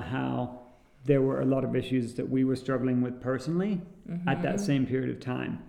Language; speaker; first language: English; native; English